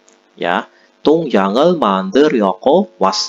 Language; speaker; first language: Korean; non-native, fluent; Indonesian